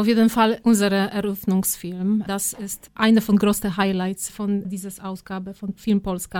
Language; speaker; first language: German; non-native, fluent; Polish